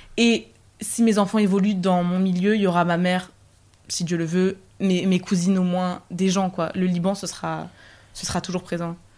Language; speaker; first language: French; native; French